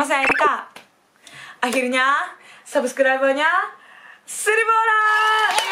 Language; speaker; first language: Indonesian; non-native, learner; Japanese